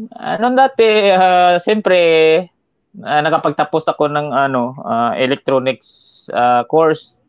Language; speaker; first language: Filipino; non-native, local second language; Hiligaynon